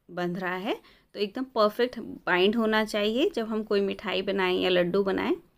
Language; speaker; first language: Hindi; native; Hindi